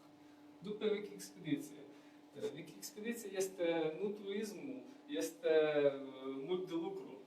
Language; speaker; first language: Romanian; non-native, learner; Ukrainian